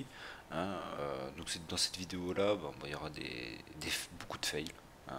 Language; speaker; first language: French; native; French